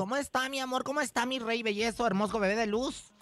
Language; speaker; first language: Spanish; native; Spanish